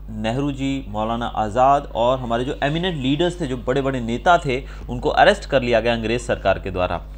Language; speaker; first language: Hindi; non-native, local second language; Gujarati